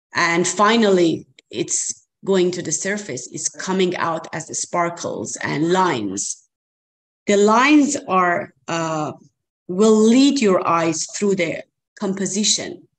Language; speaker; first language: English; non-native, fluent; Persian